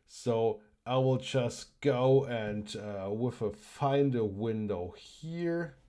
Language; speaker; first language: English; non-native, fluent; German